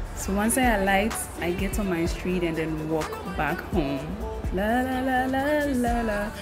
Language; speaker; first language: English; non-native, local second language; Akan